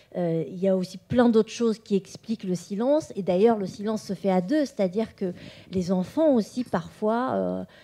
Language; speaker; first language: French; non-native, local second language; Vietnamese